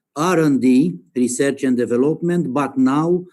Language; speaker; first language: English; non-native, learner; Romanian